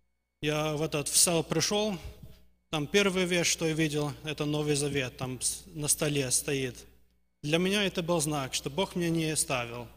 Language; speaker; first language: Russian; early bilingual, heritage; Russian